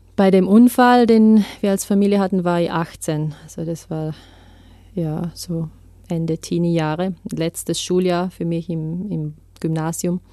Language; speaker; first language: German; native; German